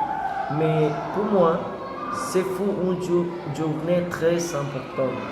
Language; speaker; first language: French; non-native, learner; Spanish